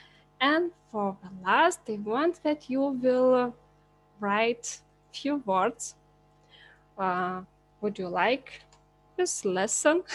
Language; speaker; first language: English; non-native, learner; Lithuanian